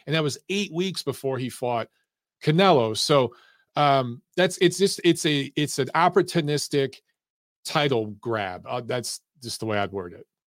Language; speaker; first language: English; early bilingual, other home language; Italian